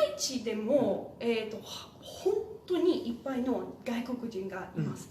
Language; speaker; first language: Japanese; non-native, learner; English